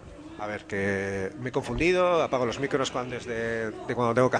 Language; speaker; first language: Spanish; native; Spanish